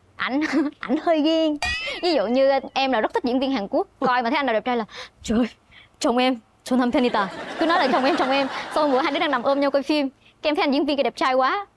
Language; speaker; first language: Vietnamese; native; Vietnamese